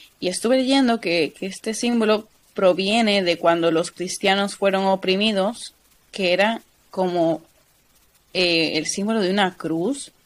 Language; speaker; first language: Spanish; early bilingual, other home language; Portuguese